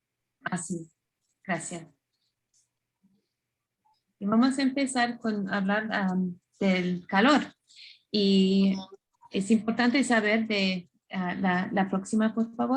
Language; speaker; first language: Spanish; non-native, fluent; English